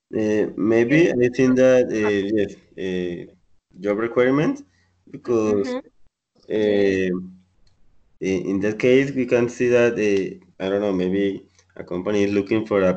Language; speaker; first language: English; non-native, learner; Spanish